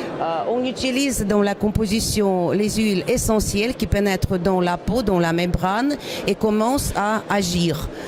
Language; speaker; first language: French; non-native, fluent; Russian